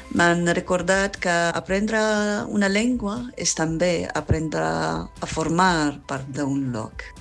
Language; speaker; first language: Catalan; non-native, fluent; Arabic